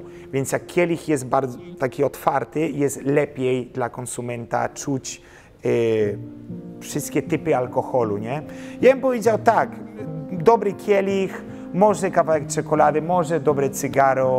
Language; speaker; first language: Polish; early bilingual, heritage; Polish